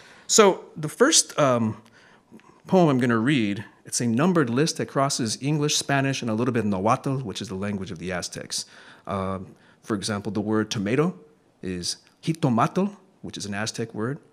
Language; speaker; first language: English; native; English